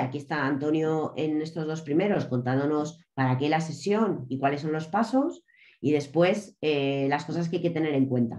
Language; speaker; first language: Spanish; native; Spanish